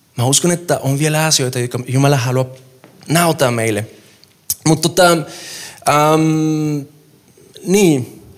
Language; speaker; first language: Finnish; non-native, fluent; Spanish